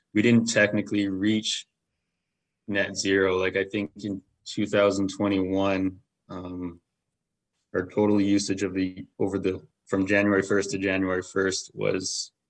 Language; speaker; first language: English; native; English